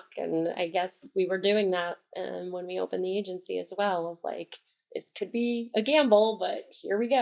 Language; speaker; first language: English; native; English